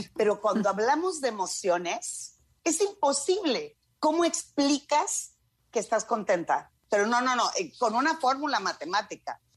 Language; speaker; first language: Spanish; native; Spanish